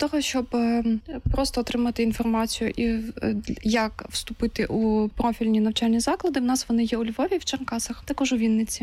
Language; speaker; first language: Ukrainian; native; Ukrainian